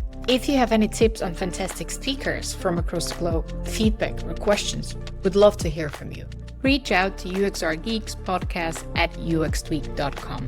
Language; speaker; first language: English; non-native, fluent; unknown